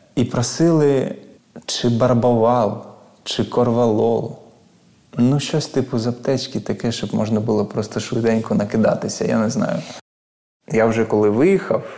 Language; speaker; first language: Ukrainian; non-native, local second language; Russian